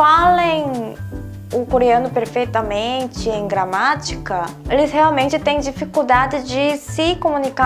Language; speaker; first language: Portuguese; non-native, fluent; Korean